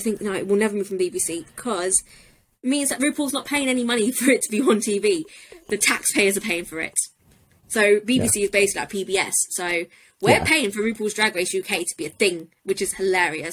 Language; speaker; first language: English; native; English